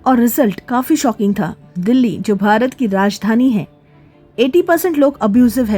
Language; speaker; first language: Hindi; native; Hindi